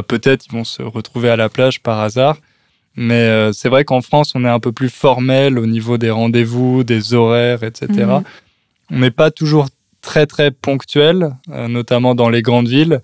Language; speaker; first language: French; native; French